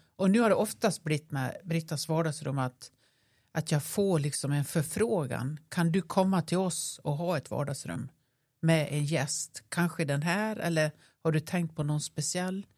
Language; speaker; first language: Swedish; native; Swedish